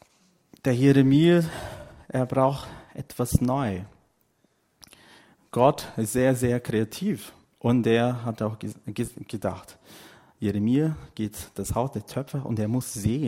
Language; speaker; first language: German; non-native, fluent; Portuguese